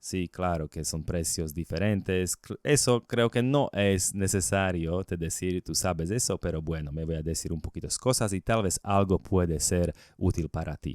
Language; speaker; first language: Spanish; non-native, learner; Slovak